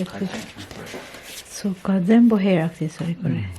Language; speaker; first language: Japanese; non-native, fluent; Filipino